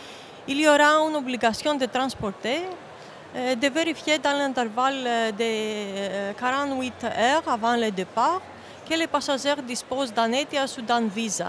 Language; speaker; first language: French; non-native, fluent; Greek